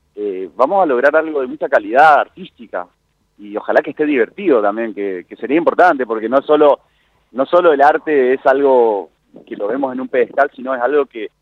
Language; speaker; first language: Spanish; native; Spanish